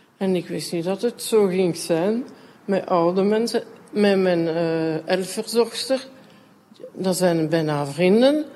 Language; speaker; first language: Dutch; non-native, local second language; French